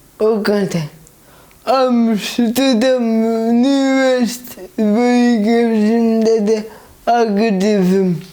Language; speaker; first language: Turkish; early bilingual, heritage; Turkish